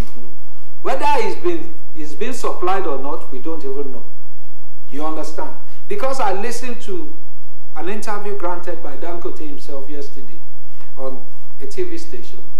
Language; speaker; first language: English; non-native, local second language; Yoruba